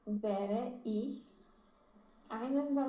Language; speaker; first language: German; non-native, learner; Romanian